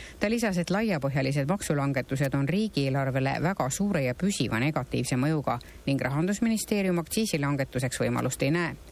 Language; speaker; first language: Estonian; native; Estonian